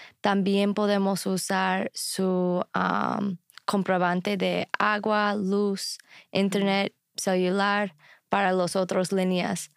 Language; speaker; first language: Spanish; non-native, fluent; English